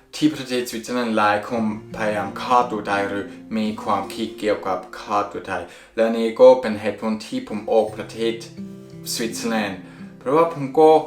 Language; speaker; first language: Thai; non-native, fluent; Swiss German